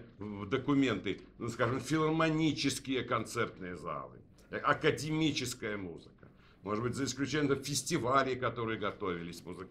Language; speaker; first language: Russian; native; Russian